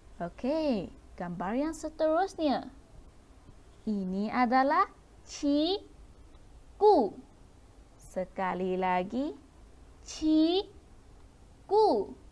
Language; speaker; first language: Malay; non-native, local second language; Chinese